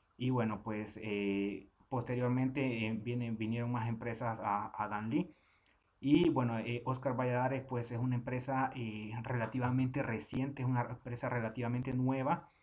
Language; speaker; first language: Spanish; native; Spanish